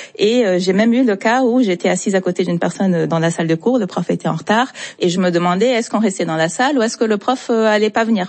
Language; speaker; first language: French; non-native, fluent; Portuguese